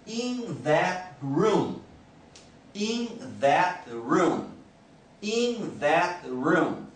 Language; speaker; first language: English; non-native, fluent; Portuguese